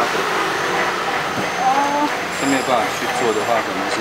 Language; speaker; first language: Chinese; native; Chinese